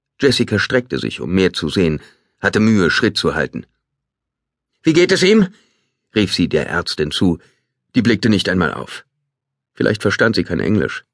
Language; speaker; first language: German; native; German